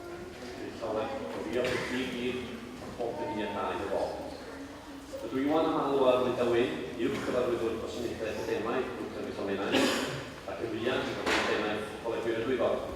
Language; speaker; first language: Welsh; native; Welsh